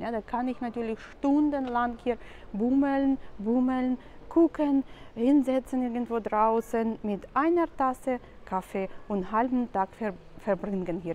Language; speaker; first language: German; non-native, fluent; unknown